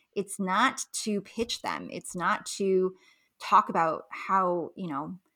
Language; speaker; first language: English; native; English